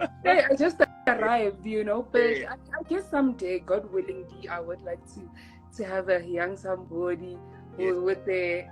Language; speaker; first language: English; non-native, local second language; Tswana